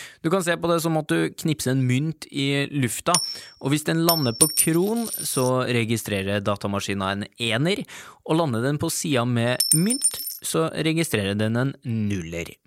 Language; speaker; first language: Norwegian; native; Norwegian